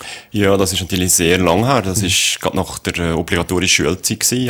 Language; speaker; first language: German; native; German